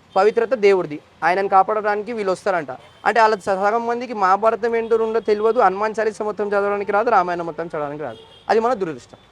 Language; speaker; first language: Telugu; native; Telugu